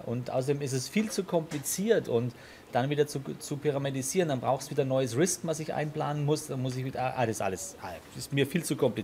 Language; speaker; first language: German; native; German